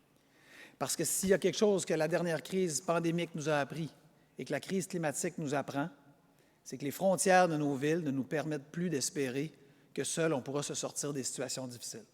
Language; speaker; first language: French; native; French